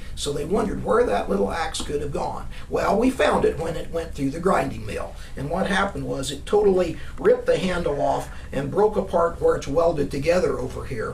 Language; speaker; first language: English; native; English